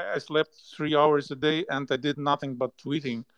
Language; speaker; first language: English; non-native, fluent; Ukrainian